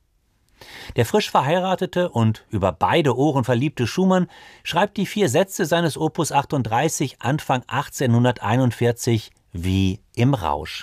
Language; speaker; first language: German; native; German